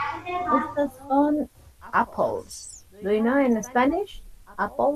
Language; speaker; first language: English; non-native, fluent; Spanish